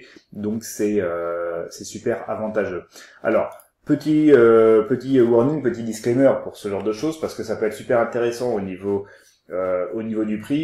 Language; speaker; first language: French; native; French